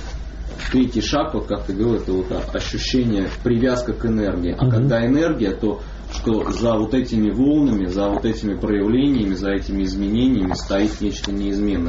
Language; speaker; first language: Russian; native; Russian